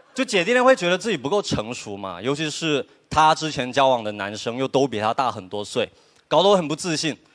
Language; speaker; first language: Chinese; native; Chinese